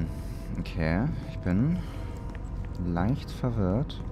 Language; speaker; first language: German; native; German